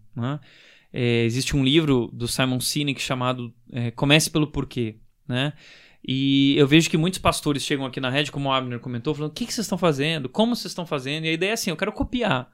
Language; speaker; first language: Portuguese; native; Portuguese